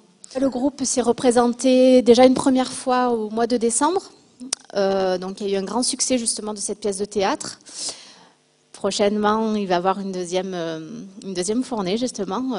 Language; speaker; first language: French; native; French